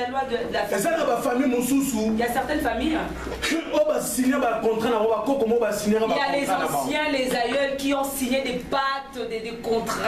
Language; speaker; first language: French; non-native, local second language; Lingala